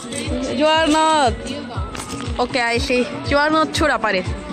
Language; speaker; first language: English; non-native, learner; Spanish